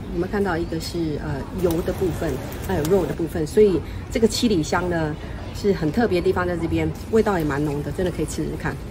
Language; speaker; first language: Chinese; native; Chinese